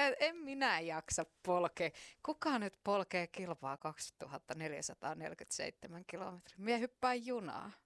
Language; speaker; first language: Finnish; native; Finnish